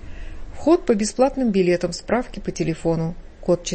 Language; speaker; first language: Russian; native; Russian